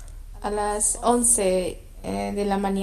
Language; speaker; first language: Spanish; non-native, learner; Hindi